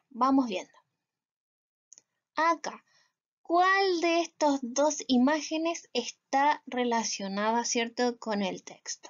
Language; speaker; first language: Spanish; native; Spanish